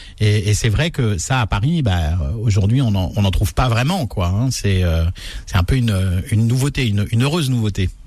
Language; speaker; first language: French; native; French